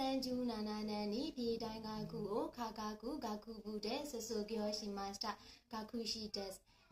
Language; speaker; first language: Japanese; non-native, learner; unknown